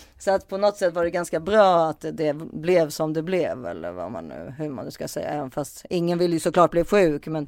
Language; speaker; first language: Swedish; early bilingual, other home language; French